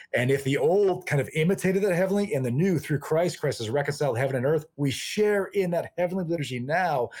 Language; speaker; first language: English; native; English